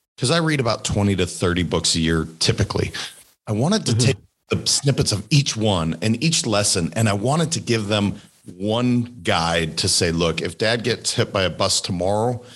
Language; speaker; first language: English; native; English